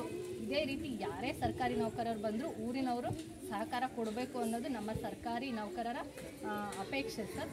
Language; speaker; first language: Kannada; native; Kannada